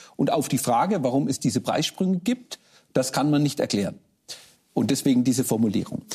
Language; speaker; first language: German; native; German